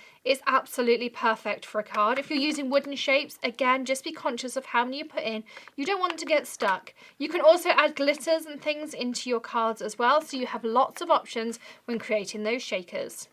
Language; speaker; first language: English; native; English